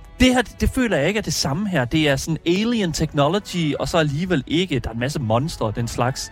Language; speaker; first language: Danish; native; Danish